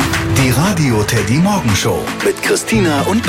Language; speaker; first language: German; native; German